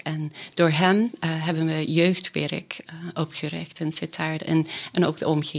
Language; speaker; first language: Dutch; non-native, fluent; English